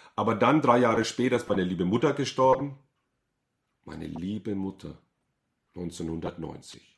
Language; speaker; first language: German; native; German